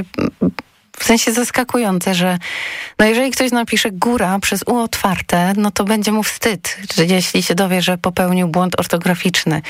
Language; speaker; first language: Polish; native; Polish